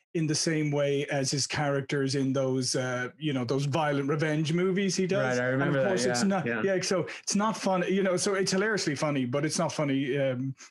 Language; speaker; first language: English; native; English